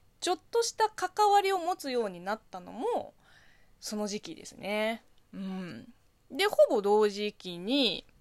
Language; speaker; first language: Japanese; non-native, fluent; Chinese